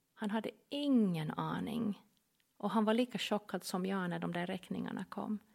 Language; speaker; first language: Swedish; non-native, fluent; English